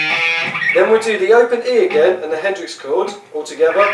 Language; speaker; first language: English; native; English